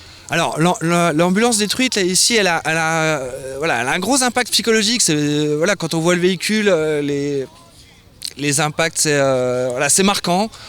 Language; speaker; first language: French; native; French